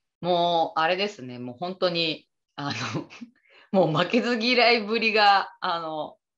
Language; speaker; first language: Japanese; native; Japanese